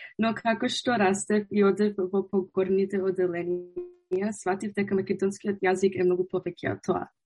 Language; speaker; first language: Macedonian; early bilingual, heritage; Macedonian